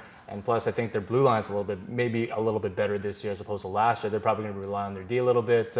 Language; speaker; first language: English; native; English